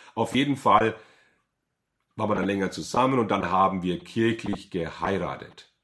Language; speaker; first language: German; native; German